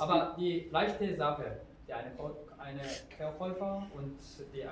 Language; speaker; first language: German; non-native, learner; Korean